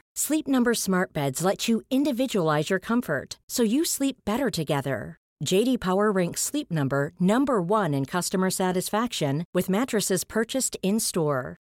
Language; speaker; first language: English; native; English